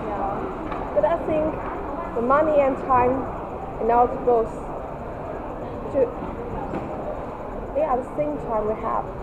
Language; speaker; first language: English; non-native, learner; Chinese